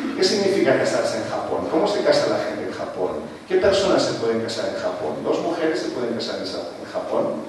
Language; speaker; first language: Spanish; non-native, local second language; Catalan